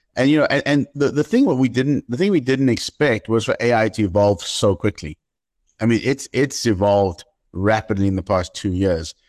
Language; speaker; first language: English; native; English